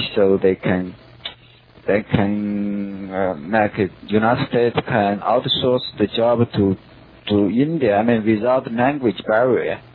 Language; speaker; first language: English; non-native, learner; Chinese